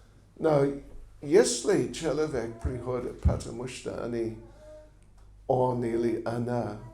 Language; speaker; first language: Russian; non-native, learner; English